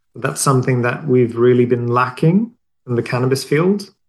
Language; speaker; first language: English; non-native, fluent; Swedish